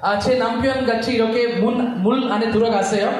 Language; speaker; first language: Korean; non-native, learner; Telugu